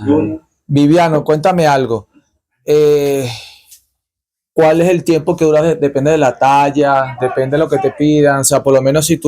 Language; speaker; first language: Spanish; native; Spanish